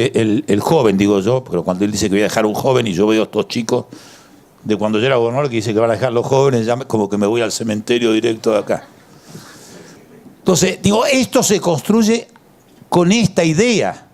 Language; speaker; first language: Spanish; native; Spanish